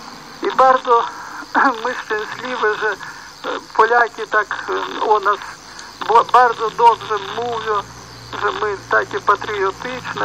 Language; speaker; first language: Polish; early bilingual, heritage; Polish